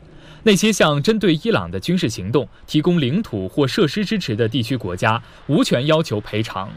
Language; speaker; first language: Chinese; native; Chinese